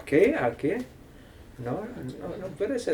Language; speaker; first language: Spanish; non-native, fluent; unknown